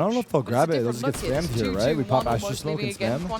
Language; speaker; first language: English; native; English